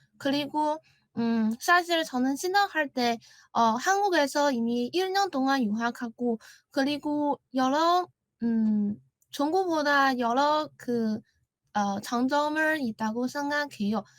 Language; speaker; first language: Korean; non-native, learner; Chinese